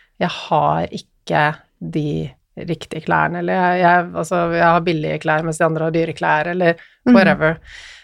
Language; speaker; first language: Norwegian; native; Norwegian